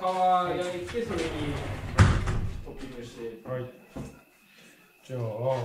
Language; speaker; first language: Japanese; native; Japanese